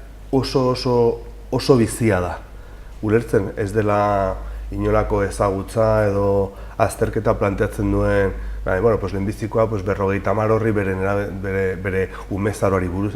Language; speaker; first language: Basque; non-native, local second language; Spanish